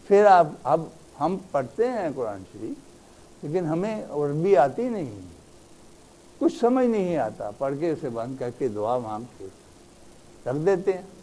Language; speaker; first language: Urdu; native; Urdu